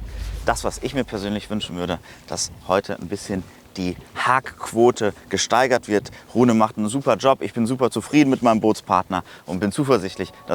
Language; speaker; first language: German; native; German